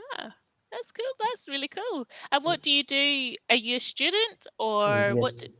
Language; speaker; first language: English; native; English